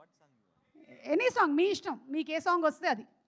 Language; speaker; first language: Telugu; native; Telugu